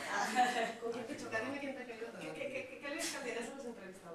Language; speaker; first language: Spanish; native; Spanish